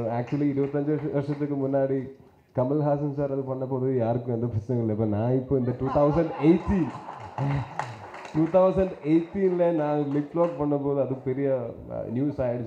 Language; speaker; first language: Tamil; non-native, learner; Malayalam